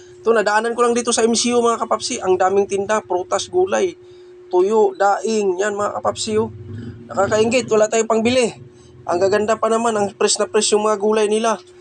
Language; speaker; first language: Filipino; non-native, local second language; Cebuano